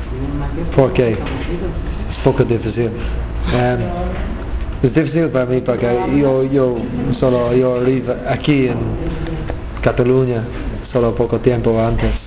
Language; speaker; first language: Spanish; non-native, learner; English